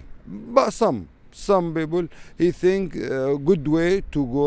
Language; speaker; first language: English; non-native, learner; Arabic